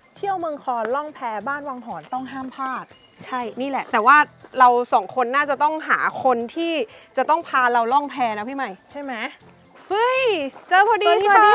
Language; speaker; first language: Thai; native; Thai